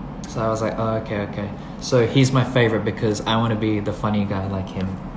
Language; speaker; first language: English; early bilingual, other home language; Thai